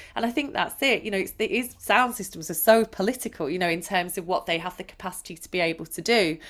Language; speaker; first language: English; native; English